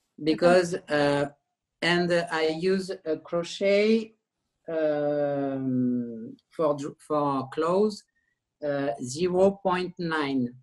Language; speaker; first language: English; non-native, learner; French